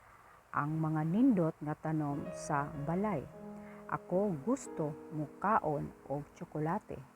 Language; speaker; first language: Cebuano; non-native, learner; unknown